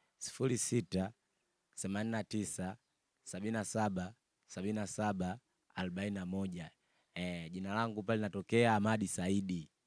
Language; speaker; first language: Swahili; native; Swahili